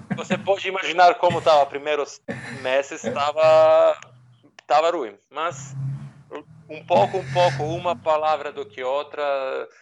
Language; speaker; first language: Portuguese; non-native, learner; Serbian